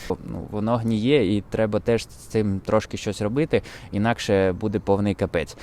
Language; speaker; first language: Ukrainian; non-native, local second language; Russian